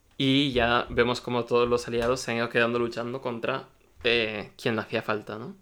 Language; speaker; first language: Spanish; early bilingual, other home language; Russian